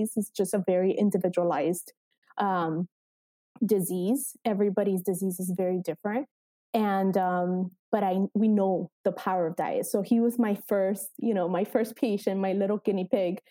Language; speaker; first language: English; early bilingual, other home language; Spanish